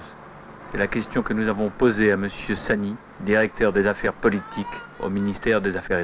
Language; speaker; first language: French; native; French